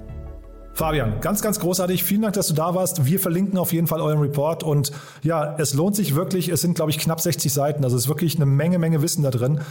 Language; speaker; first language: German; native; German